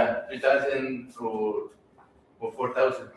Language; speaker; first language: English; non-native, learner; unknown